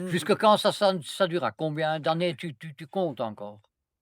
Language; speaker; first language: French; non-native, fluent; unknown